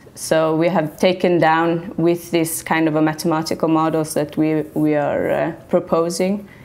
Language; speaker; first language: English; non-native, fluent; Swedish